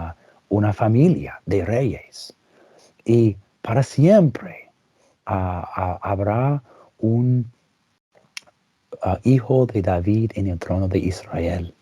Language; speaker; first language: Spanish; non-native, fluent; English